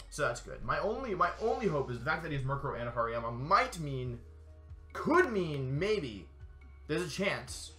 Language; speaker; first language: English; native; English